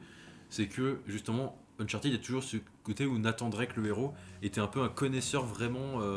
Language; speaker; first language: French; native; French